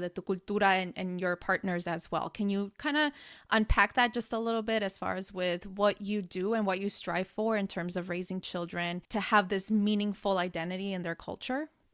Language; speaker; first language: English; early bilingual, other home language; Spanish